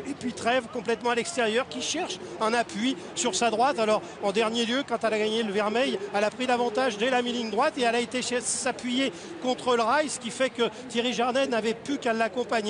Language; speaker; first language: French; native; French